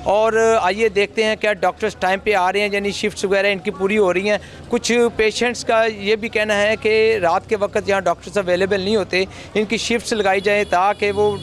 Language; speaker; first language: Urdu; non-native, local second language; Punjabi